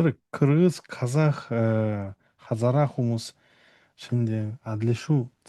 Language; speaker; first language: Mongolian; non-native, learner; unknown